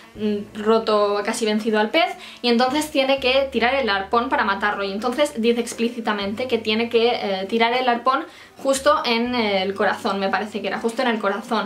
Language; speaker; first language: Spanish; native; Spanish